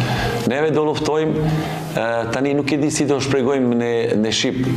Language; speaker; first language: Albanian; non-native, learner; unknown